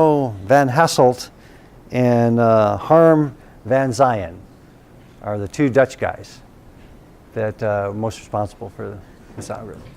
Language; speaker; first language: English; native; English